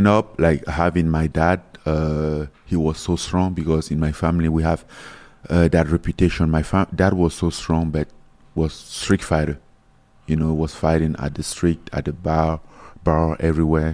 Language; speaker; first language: English; non-native, local second language; French